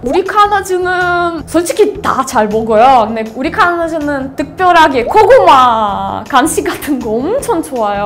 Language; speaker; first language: Korean; non-native, fluent; Russian